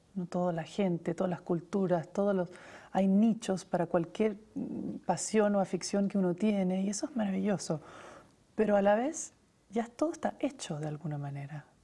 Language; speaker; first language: Spanish; native; Spanish